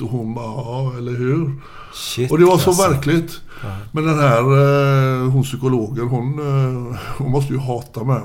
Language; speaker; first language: Swedish; native; Swedish